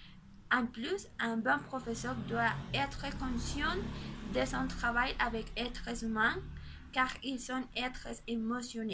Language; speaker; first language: French; non-native, learner; Spanish